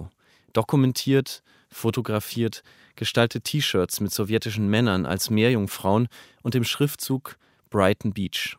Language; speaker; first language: German; native; German